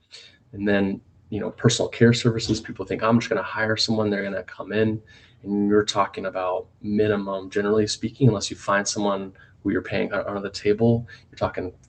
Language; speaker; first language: English; native; English